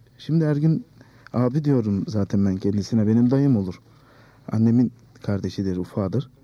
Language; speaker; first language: Turkish; native; Turkish